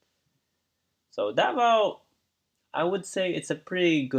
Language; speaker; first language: English; non-native, local second language; Cebuano